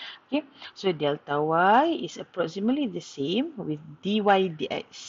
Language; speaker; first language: English; non-native, local second language; Malay